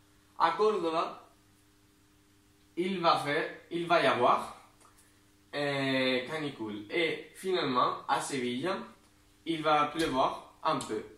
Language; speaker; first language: French; non-native, learner; Spanish